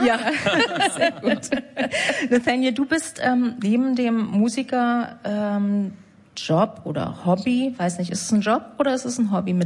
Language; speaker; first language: German; native; German